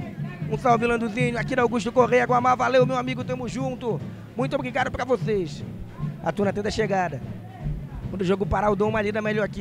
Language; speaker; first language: Portuguese; native; Portuguese